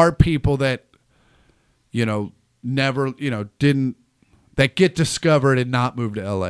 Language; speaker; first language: English; native; English